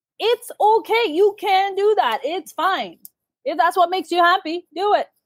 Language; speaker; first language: English; early bilingual, other home language; Urdu